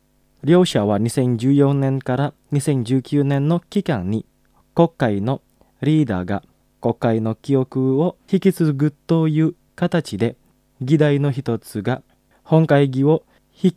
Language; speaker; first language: Japanese; non-native, fluent; Indonesian